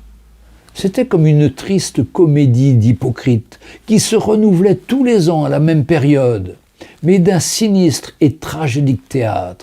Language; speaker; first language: French; native; French